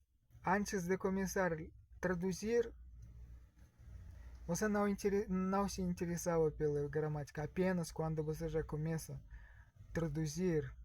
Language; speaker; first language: Portuguese; non-native, learner; Russian